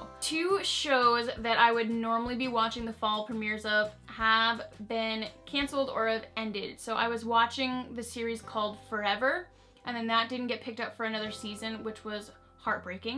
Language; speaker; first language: English; native; English